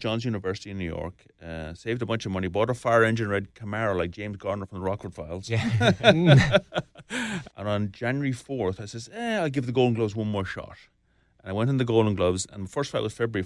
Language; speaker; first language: English; native; English